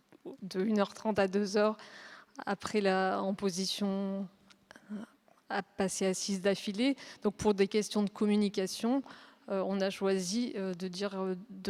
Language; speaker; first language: French; native; French